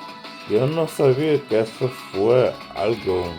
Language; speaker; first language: Spanish; non-native, learner; English